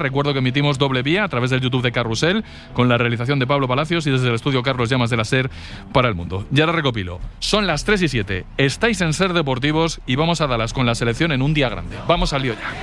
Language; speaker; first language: Spanish; native; Spanish